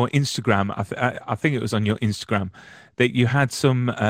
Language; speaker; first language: English; native; English